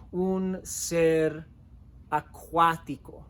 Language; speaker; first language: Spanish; non-native, fluent; English